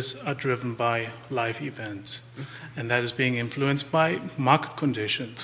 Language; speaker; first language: English; non-native, fluent; German